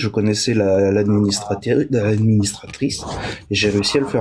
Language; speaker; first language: French; native; French